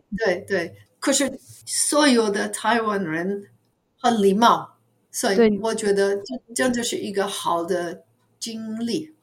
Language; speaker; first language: Chinese; non-native, fluent; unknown